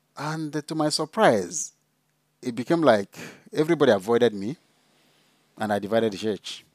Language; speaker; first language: English; non-native, local second language; Igbo